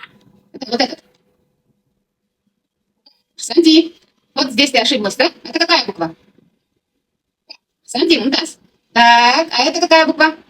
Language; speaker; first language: Russian; non-native, local second language; Kazakh